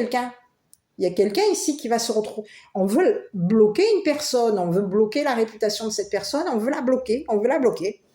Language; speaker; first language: French; native; French